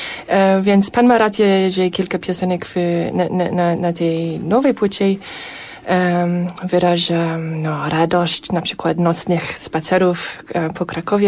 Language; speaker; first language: Polish; non-native, fluent; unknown